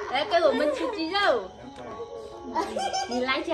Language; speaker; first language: Chinese; non-native, learner; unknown